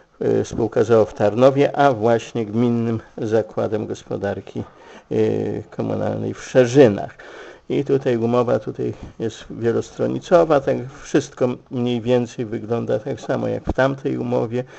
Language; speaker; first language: Polish; native; Polish